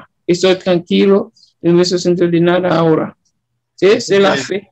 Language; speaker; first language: Spanish; non-native, learner; Haitian Creole